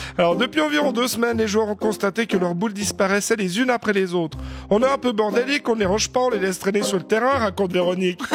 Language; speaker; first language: French; native; French